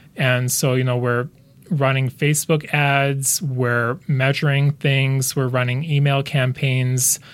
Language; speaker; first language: English; native; English